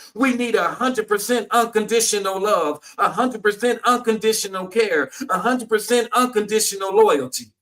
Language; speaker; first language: English; native; English